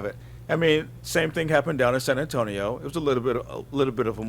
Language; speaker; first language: English; native; English